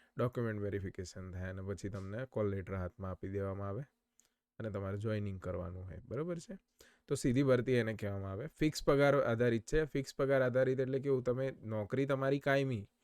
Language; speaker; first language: Gujarati; native; Gujarati